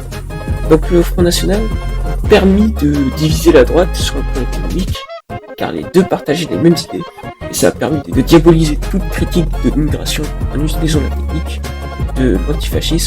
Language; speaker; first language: French; native; French